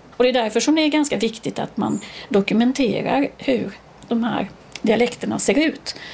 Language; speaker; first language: Swedish; native; Swedish